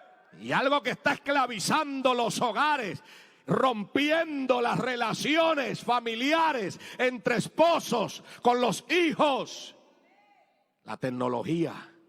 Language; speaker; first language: Spanish; native; Spanish